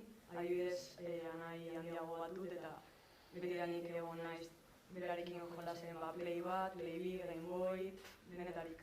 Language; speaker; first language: Basque; non-native, local second language; Spanish